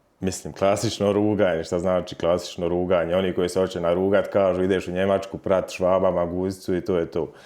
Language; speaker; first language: Croatian; native; Croatian